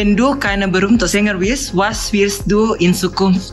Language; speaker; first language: German; non-native, learner; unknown